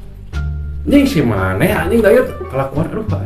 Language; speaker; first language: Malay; non-native, local second language; Sundanese